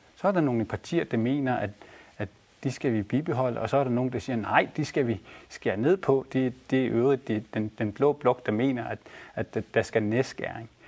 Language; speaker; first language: Danish; non-native, local second language; Kalaallisut